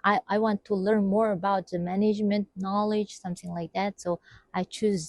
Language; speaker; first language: English; non-native, fluent; Kazakh